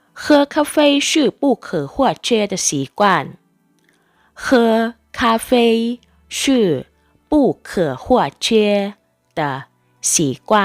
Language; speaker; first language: Chinese; non-native, fluent; Thai